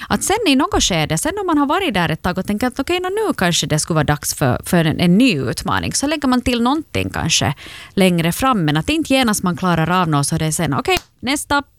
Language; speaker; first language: Swedish; native; Swedish